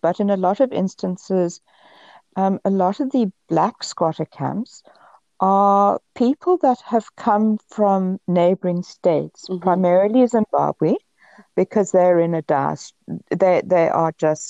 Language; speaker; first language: English; native; English